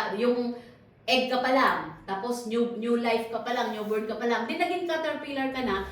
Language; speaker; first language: Filipino; non-native, local second language; Cebuano